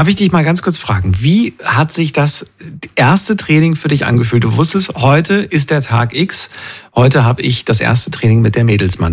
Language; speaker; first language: German; native; German